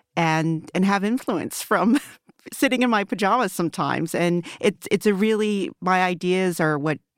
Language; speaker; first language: English; early bilingual, other home language; Chinese